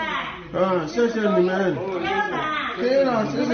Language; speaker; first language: Chinese; non-native, learner; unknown